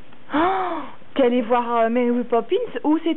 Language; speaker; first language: French; native; French